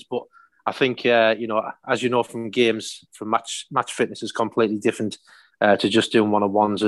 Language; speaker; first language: English; native; English